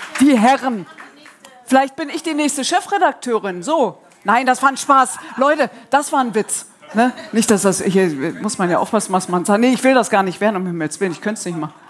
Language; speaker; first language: German; early bilingual, other home language; Arabic